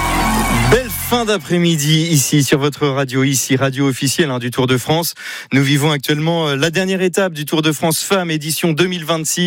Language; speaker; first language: French; native; French